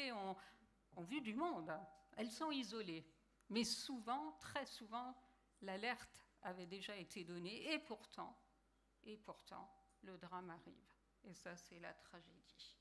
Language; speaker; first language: French; native; French